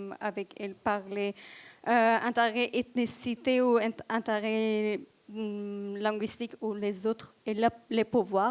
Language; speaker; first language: French; non-native, fluent; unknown